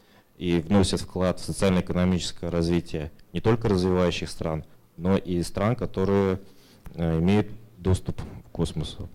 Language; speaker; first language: Russian; native; Russian